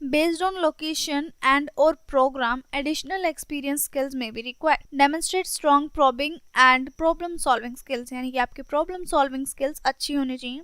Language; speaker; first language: Hindi; native; Hindi